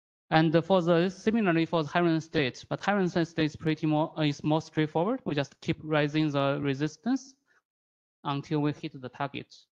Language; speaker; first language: English; non-native, fluent; Chinese